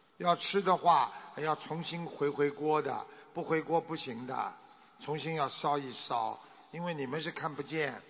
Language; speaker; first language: Chinese; native; Chinese